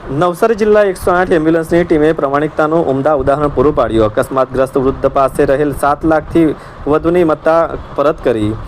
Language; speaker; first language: Gujarati; native; Gujarati